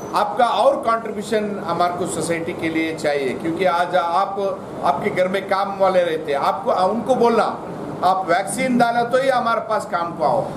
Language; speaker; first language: Hindi; non-native, local second language; Kannada